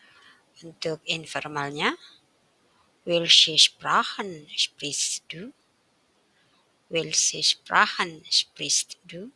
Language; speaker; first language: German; non-native, fluent; Indonesian